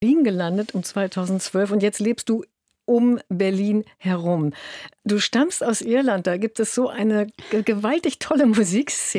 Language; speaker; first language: German; native; German